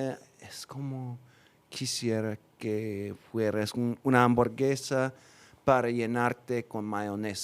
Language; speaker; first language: Spanish; non-native, fluent; English